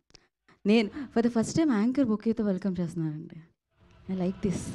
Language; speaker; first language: Telugu; native; Telugu